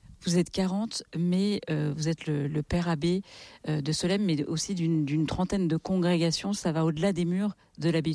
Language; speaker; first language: French; native; French